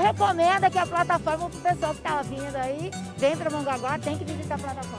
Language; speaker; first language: Portuguese; native; Portuguese